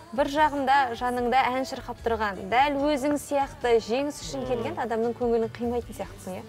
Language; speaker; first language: Kazakh; native; Kazakh